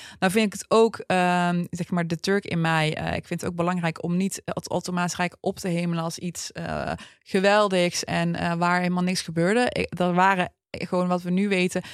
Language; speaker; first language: Dutch; early bilingual, other home language; Turkish